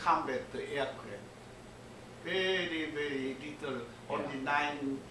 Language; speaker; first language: English; non-native, learner; Korean